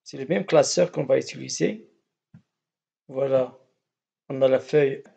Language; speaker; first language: French; non-native, local second language; Arabic